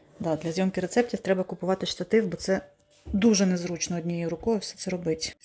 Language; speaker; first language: Ukrainian; non-native, local second language; Russian